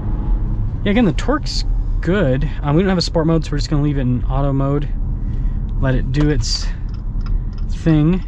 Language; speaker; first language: English; native; English